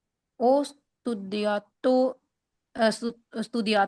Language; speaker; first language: Italian; non-native, learner; Punjabi